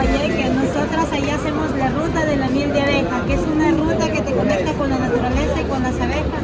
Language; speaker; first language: Spanish; native; Spanish